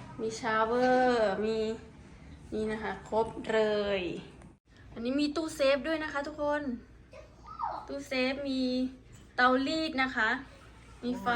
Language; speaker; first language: Thai; native; Thai